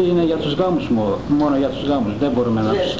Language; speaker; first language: Greek; non-native, local second language; Turkish